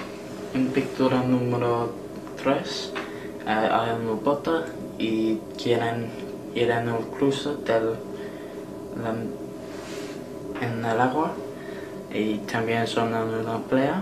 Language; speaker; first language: Spanish; non-native, learner; English